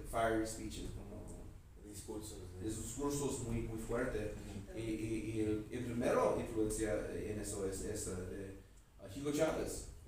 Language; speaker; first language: Spanish; non-native, learner; English